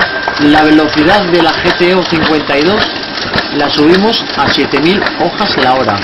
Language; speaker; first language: Spanish; native; Spanish